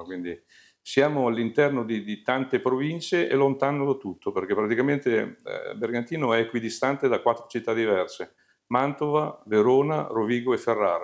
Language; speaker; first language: Italian; native; Italian